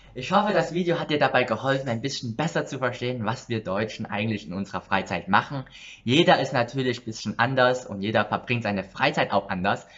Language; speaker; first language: German; early bilingual, other home language; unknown